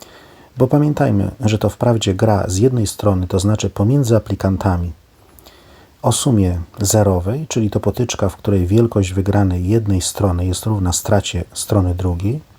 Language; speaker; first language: Polish; native; Polish